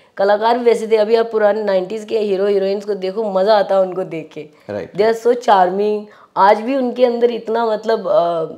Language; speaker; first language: Hindi; native; Hindi